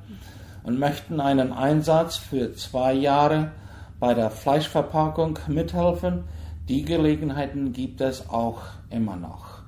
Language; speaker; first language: German; early bilingual, heritage; German